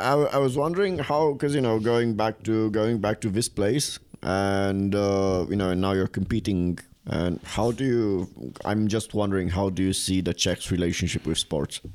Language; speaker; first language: English; non-native, fluent; Romanian